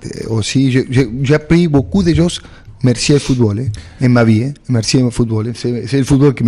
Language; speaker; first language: French; non-native, fluent; Spanish